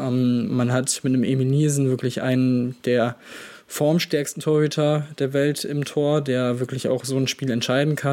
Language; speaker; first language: German; native; German